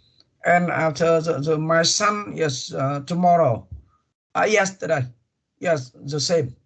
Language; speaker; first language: English; non-native, learner; Vietnamese